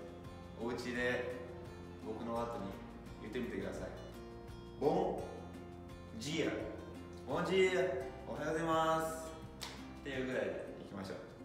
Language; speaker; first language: Japanese; non-native, fluent; Portuguese